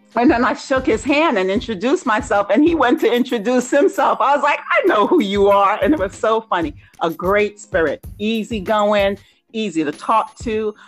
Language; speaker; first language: English; native; English